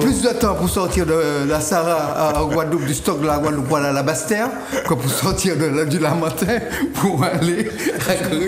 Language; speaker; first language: French; native; French